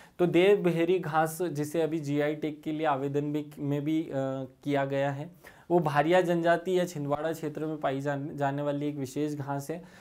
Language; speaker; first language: Hindi; native; Hindi